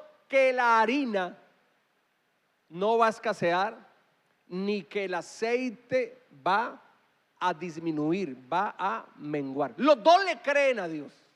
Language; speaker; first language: Spanish; native; Spanish